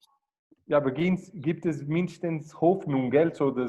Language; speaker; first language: German; non-native, fluent; Portuguese